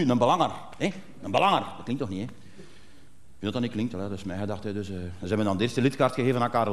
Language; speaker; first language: Dutch; native; Dutch